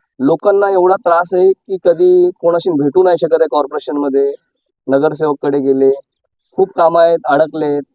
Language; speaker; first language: Marathi; non-native, local second language; Hindi